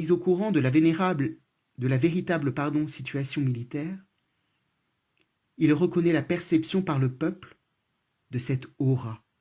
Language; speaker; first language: French; native; French